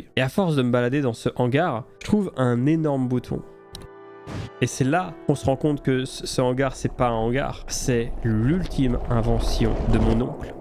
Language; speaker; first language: French; native; French